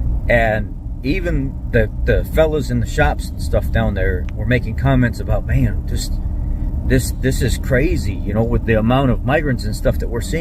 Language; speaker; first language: English; native; English